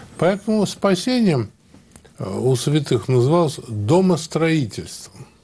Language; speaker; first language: Russian; native; Russian